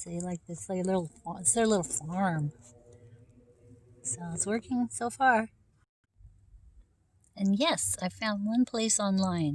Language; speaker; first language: English; native; English